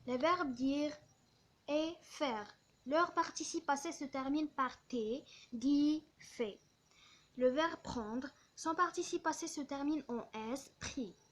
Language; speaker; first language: French; non-native, local second language; Arabic